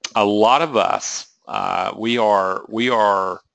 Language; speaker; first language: English; native; English